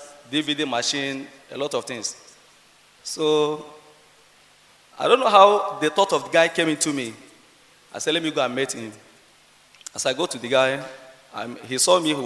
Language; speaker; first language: English; non-native, local second language; Igbo